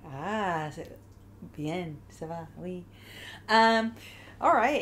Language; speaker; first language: French; non-native, fluent; English